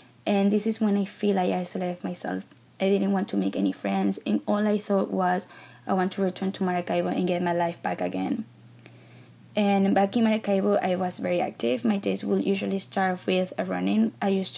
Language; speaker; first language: English; non-native, fluent; Spanish